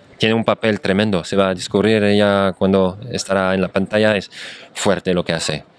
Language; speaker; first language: Spanish; non-native, fluent; French